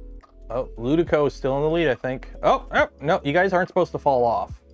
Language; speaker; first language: English; native; English